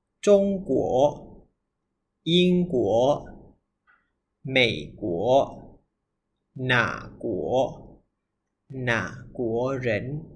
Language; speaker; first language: Chinese; non-native, fluent; Thai